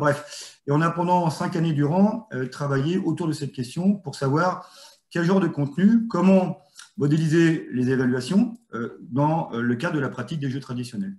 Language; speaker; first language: French; native; French